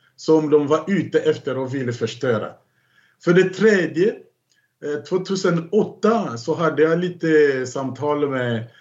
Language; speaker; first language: Swedish; non-native, fluent; Kongo